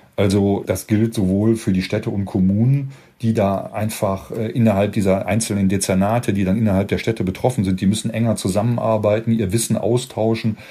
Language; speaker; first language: German; native; German